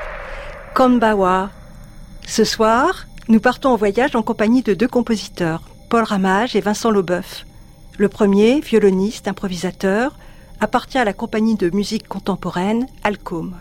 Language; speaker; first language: French; native; French